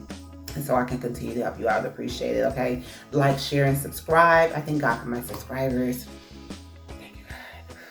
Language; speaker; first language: English; native; English